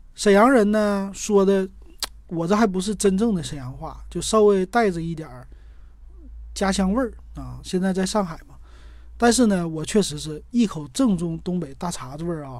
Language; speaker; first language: Chinese; native; Chinese